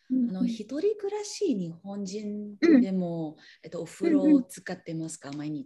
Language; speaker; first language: Japanese; non-native, learner; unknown